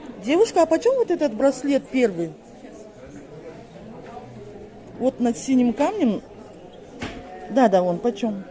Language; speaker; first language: Russian; native; Russian